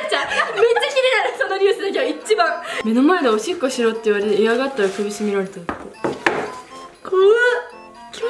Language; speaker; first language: Japanese; native; Japanese